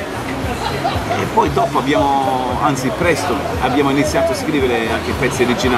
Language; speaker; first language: Italian; non-native, fluent; English